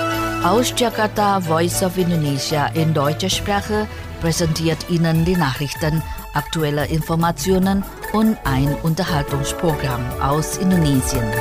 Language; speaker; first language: German; non-native, fluent; Indonesian